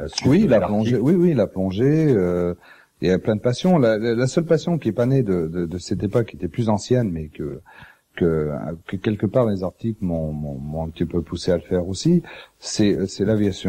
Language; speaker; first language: French; native; French